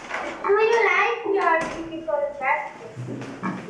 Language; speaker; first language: English; non-native, learner; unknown